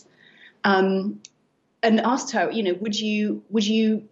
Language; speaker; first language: English; native; English